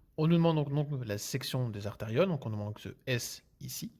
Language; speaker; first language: French; native; French